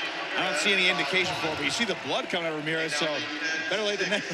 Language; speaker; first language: English; native; English